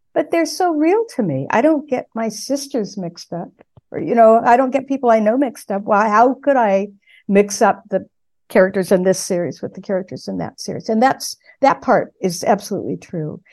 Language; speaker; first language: English; native; English